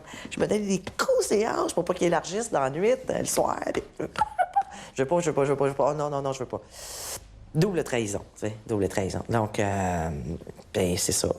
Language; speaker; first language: French; native; French